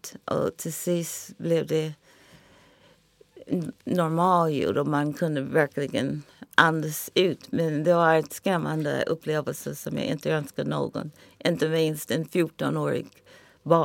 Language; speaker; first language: Swedish; non-native, fluent; English